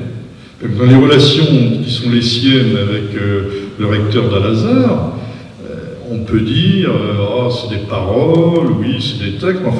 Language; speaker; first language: French; native; French